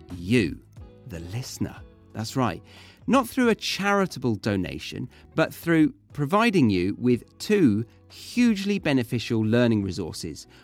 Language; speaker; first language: English; native; English